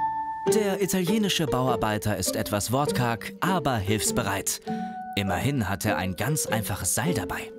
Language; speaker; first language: German; native; German